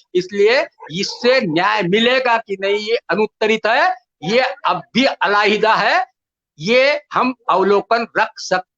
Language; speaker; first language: Hindi; non-native, local second language; Marathi